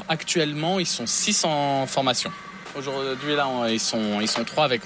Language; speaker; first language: French; native; French